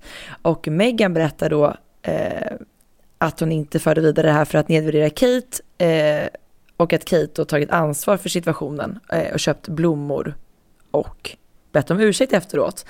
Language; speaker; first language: Swedish; native; Swedish